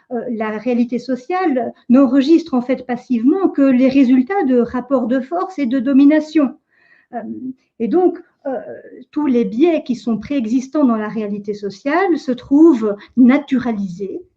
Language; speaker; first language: French; native; French